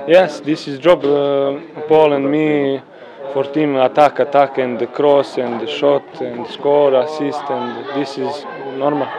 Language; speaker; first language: English; non-native, learner; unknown